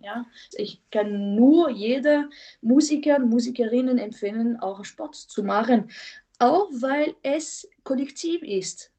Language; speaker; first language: German; non-native, fluent; French